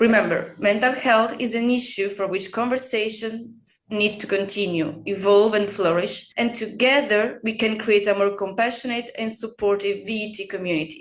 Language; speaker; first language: English; non-native, fluent; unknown